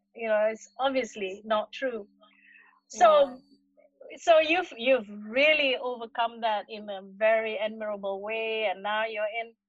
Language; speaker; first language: English; non-native, local second language; Malay